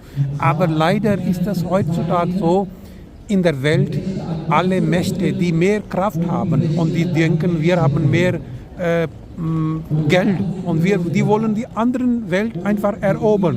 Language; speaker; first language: German; non-native, learner; Urdu